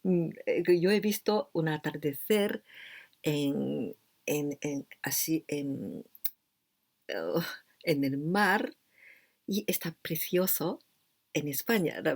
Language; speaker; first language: Spanish; non-native, fluent; Japanese